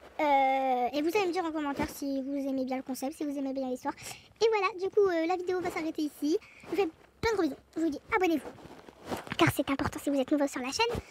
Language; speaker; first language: French; native; French